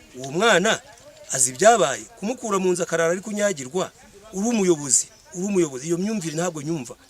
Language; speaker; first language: Kinyarwanda; native; Kinyarwanda